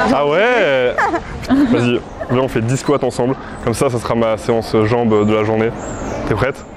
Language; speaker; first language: French; early bilingual, other home language; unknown